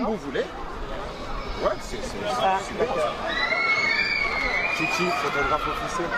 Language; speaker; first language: French; native; French